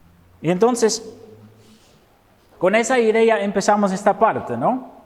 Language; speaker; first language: Spanish; non-native, fluent; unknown